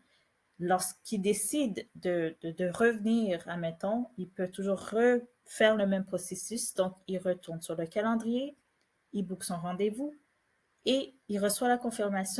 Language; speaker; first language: French; native; French